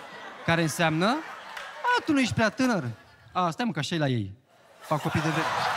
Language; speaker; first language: Romanian; native; Romanian